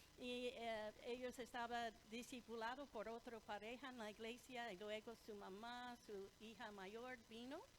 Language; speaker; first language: Spanish; non-native, fluent; English